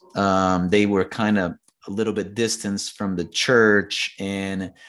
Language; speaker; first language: English; non-native, fluent; Portuguese